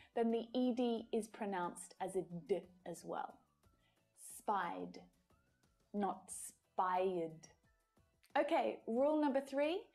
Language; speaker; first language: English; native; English